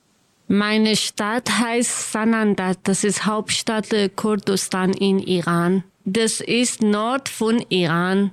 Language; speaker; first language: German; non-native, learner; Kurdish